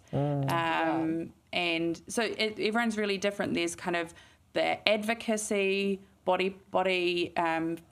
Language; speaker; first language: English; native; English